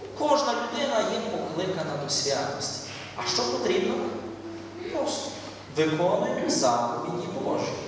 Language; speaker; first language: Ukrainian; native; Ukrainian